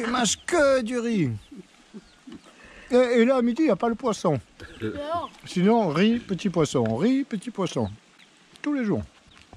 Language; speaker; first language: French; native; French